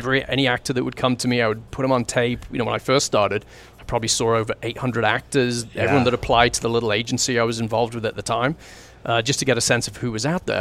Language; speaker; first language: English; native; English